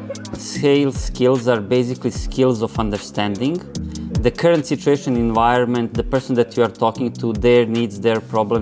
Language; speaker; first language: English; non-native, fluent; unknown